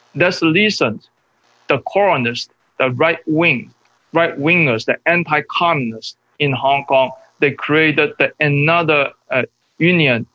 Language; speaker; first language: English; non-native, local second language; Cantonese